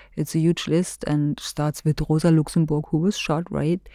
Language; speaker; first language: English; non-native, fluent; German